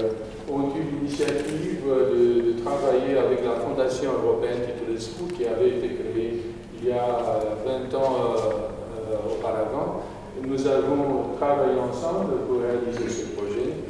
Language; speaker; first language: French; non-native, fluent; Romanian